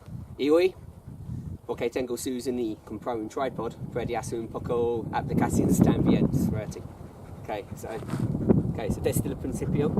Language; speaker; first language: Spanish; non-native, learner; English